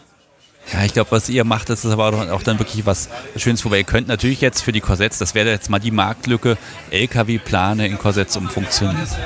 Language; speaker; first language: German; native; German